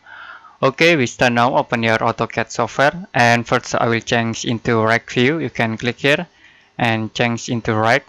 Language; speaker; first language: English; non-native, learner; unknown